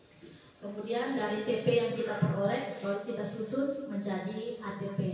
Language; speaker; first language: Indonesian; native; Indonesian